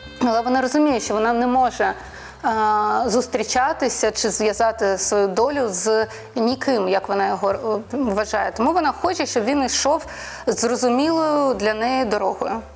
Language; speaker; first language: Ukrainian; non-native, local second language; Russian